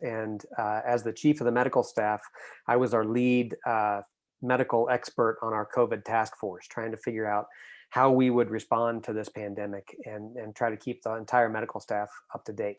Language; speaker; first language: English; native; English